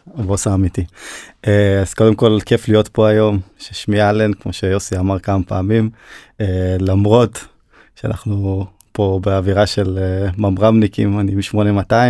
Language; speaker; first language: Hebrew; early bilingual, other home language; Turkish